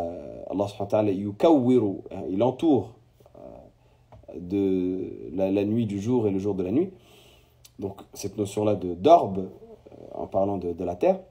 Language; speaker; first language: French; native; French